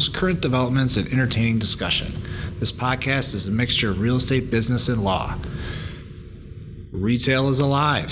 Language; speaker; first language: English; native; English